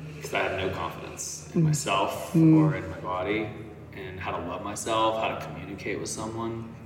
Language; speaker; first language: English; native; English